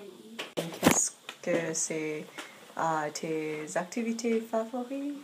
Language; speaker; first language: French; non-native, learner; English